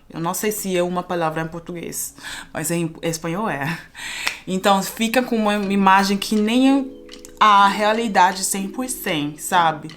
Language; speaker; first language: Portuguese; non-native, fluent; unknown